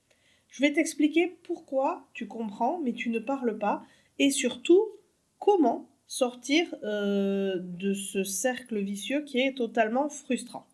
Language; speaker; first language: French; native; French